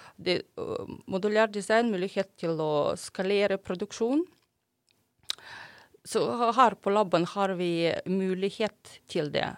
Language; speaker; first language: Norwegian; non-native, fluent; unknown